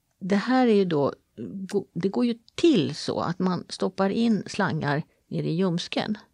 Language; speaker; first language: Swedish; native; Swedish